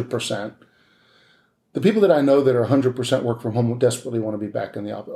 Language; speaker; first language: English; native; English